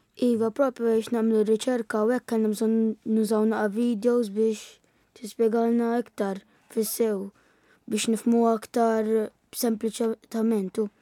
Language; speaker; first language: Maltese; early bilingual, other home language; Italian